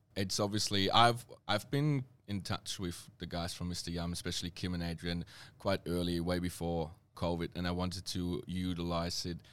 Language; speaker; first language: English; non-native, fluent; German